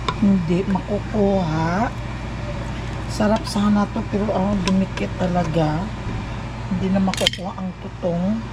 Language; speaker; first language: Filipino; non-native, local second language; Cebuano